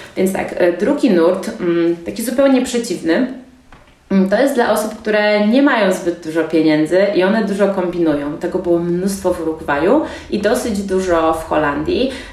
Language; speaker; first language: Polish; native; Polish